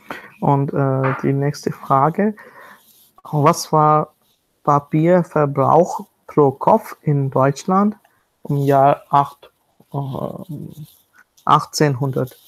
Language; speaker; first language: German; non-native, learner; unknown